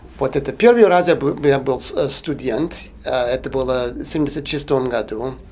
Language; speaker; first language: Russian; non-native, fluent; English